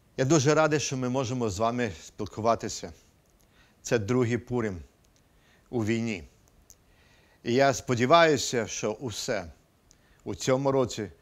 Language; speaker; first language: Ukrainian; non-native, local second language; Russian